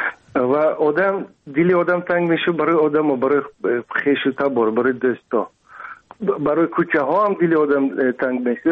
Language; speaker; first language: Persian; non-native, local second language; Russian